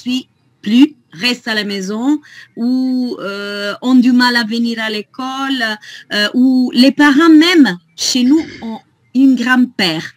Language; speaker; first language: French; non-native, fluent; Italian